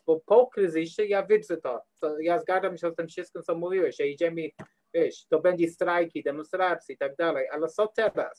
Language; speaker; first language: Polish; non-native, learner; English